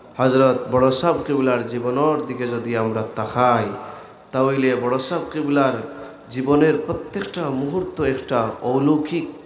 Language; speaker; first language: Bangla; native; Bangla